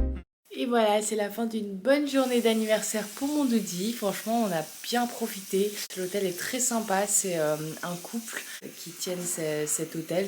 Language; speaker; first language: French; native; French